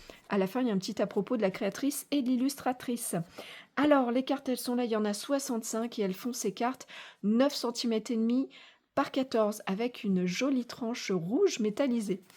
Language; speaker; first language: French; native; French